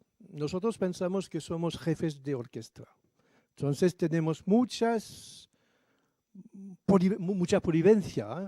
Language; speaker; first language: Spanish; non-native, fluent; French